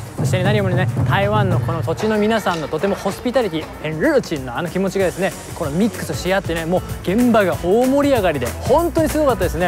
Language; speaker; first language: Japanese; native; Japanese